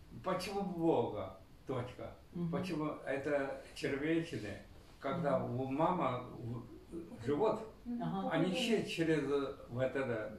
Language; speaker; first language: Russian; non-native, learner; Chinese